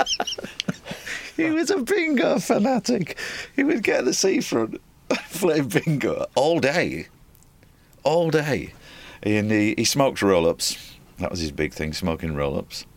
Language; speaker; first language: English; native; English